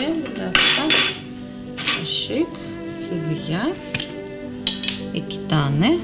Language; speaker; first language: Turkish; non-native, learner; Russian